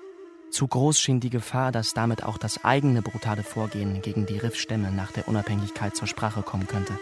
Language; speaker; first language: German; native; German